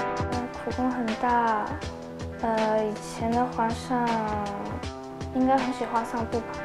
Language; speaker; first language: Chinese; non-native, learner; French